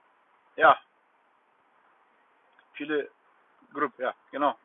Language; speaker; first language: German; non-native, learner; Bulgarian